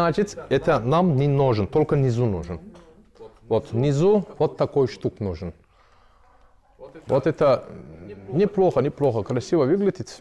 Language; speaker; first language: Russian; non-native, learner; Turkish